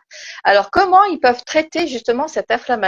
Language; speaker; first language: French; native; French